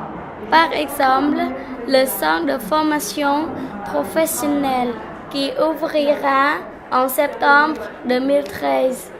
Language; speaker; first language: French; non-native, learner; Khmer